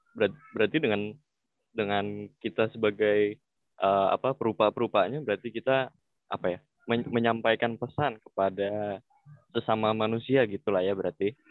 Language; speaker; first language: Indonesian; native; Indonesian